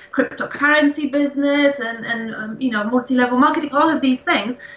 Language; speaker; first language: English; non-native, fluent; Polish